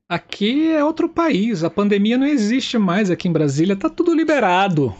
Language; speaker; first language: Portuguese; native; Portuguese